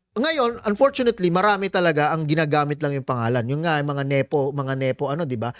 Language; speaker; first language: Filipino; native; Filipino